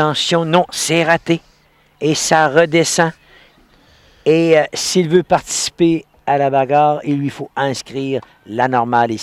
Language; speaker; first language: French; native; French